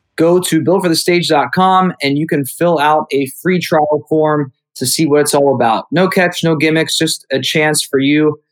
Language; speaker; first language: English; native; English